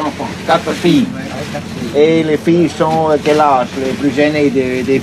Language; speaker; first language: French; non-native, fluent; Swiss German